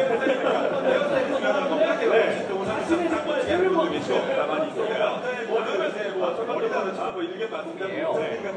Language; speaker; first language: Korean; native; Korean